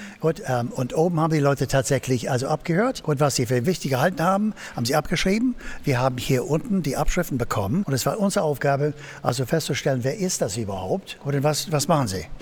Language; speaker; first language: German; non-native, fluent; English